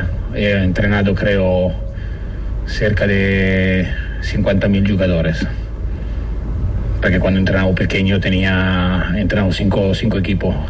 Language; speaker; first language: Spanish; non-native, learner; Italian